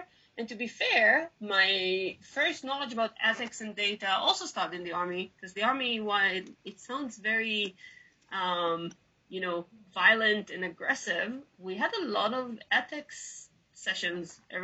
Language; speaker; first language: English; non-native, fluent; Hebrew